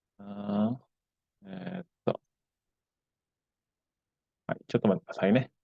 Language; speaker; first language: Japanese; non-native, fluent; Indonesian